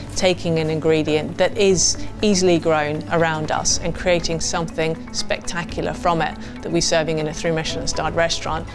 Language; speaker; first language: English; native; English